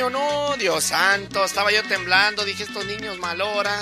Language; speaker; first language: Spanish; native; Spanish